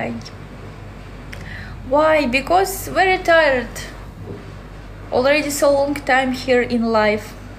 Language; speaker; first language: English; non-native, learner; Russian